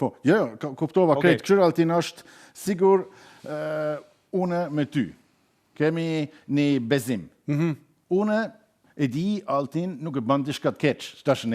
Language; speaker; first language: Albanian; non-native, fluent; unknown